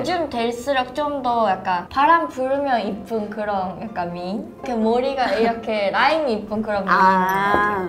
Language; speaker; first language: Korean; non-native, fluent; Japanese